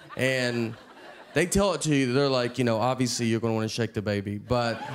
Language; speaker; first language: English; native; English